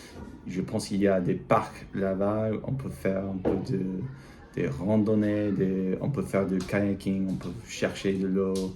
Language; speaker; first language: French; non-native, learner; English